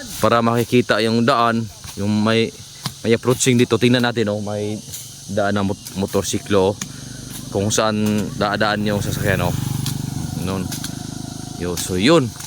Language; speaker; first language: Filipino; non-native, local second language; Cebuano